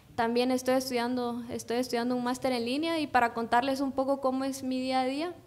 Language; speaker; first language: Spanish; native; Spanish